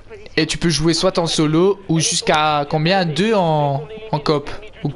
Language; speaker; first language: French; native; French